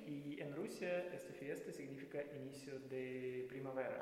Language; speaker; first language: Spanish; non-native, fluent; Russian